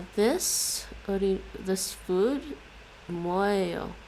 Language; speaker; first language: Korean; non-native, learner; English